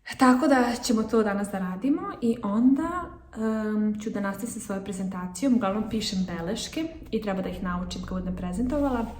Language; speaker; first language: Serbian; early bilingual, heritage; Serbian